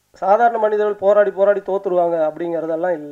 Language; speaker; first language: Tamil; native; Tamil